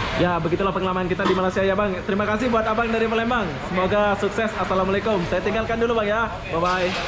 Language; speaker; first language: Indonesian; non-native, local second language; Sasak